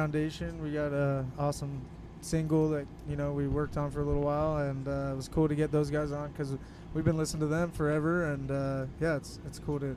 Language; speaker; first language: English; native; English